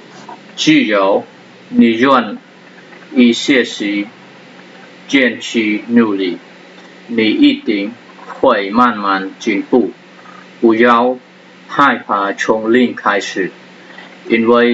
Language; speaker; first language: Chinese; non-native, fluent; Khmer